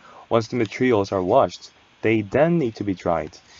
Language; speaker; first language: English; non-native, fluent; Korean